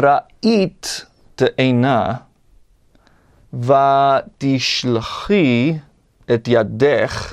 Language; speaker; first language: Hebrew; non-native, learner; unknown